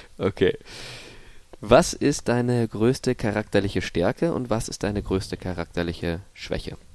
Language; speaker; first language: German; native; German